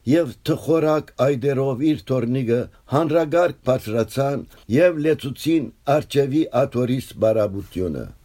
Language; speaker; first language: Armenian; early bilingual, heritage; Armenian